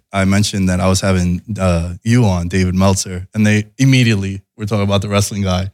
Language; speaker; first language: English; early bilingual, other home language; Greek